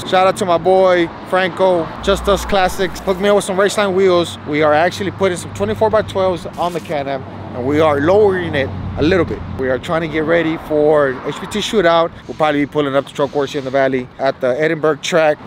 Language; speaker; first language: English; early bilingual, other home language; Spanish